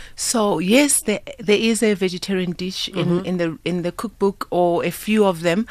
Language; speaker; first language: English; non-native, local second language; Southern Sotho